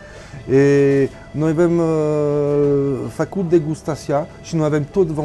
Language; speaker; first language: Romanian; non-native, learner; French